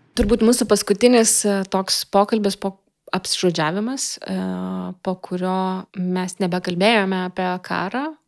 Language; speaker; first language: Lithuanian; non-native, local second language; Russian